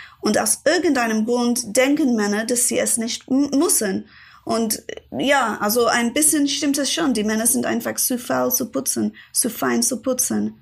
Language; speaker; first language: German; non-native, fluent; English